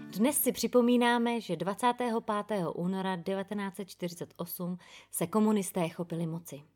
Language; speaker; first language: Czech; native; Czech